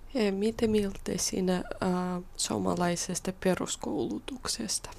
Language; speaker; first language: Finnish; non-native, learner; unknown